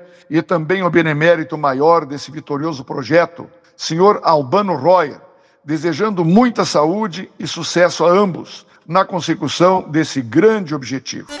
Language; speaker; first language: Portuguese; native; Portuguese